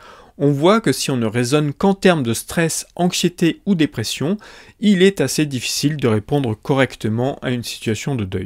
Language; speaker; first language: French; native; French